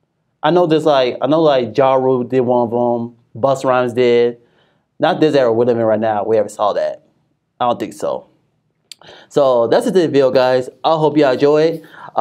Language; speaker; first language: English; native; English